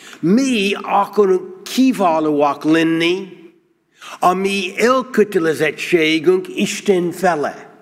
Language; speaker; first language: Hungarian; non-native, learner; English